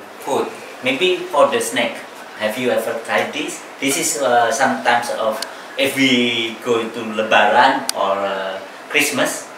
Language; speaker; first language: English; non-native, learner; Indonesian